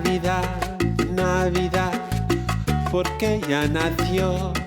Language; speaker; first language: Spanish; non-native, fluent; English